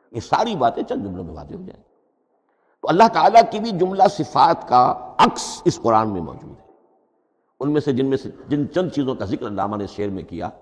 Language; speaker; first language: Urdu; native; Urdu